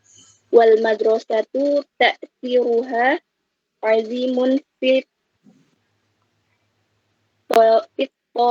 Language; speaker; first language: Arabic; non-native, learner; Indonesian